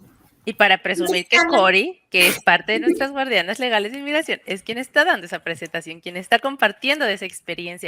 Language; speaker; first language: Spanish; native; Spanish